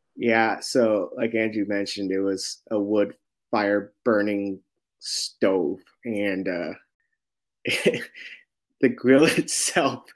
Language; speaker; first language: English; native; English